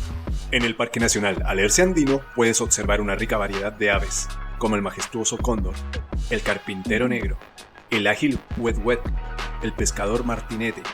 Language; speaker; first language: Spanish; native; Spanish